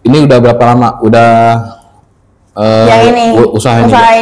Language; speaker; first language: Indonesian; native; Indonesian